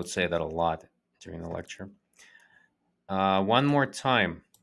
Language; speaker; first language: English; native; English